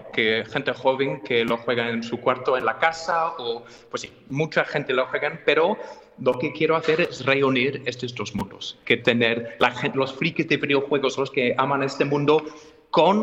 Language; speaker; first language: Spanish; non-native, fluent; English